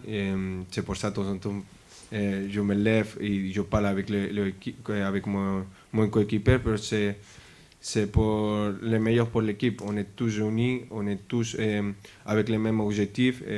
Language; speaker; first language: French; non-native, fluent; Spanish